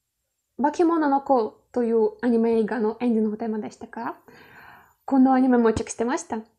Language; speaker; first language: Japanese; non-native, learner; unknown